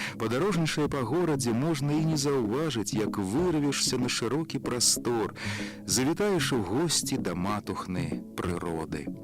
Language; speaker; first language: Belarusian; native; Belarusian